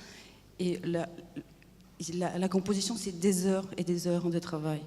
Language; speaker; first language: French; non-native, fluent; Spanish